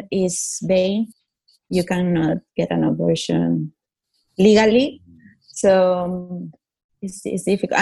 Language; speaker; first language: English; non-native, fluent; Italian